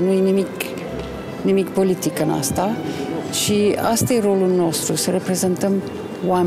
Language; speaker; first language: Romanian; non-native, fluent; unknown